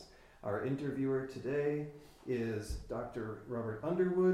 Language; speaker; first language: English; native; English